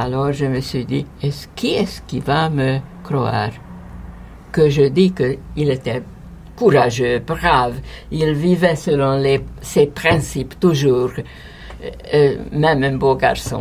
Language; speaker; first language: French; non-native, fluent; Hungarian